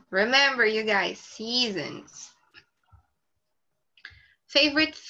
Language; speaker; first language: English; non-native, fluent; Portuguese